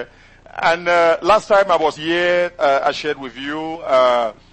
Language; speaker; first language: English; non-native, local second language; French